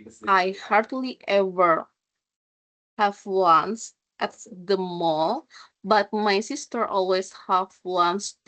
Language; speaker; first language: English; non-native, learner; Indonesian